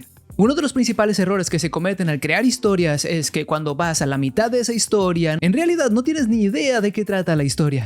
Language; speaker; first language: Spanish; native; Spanish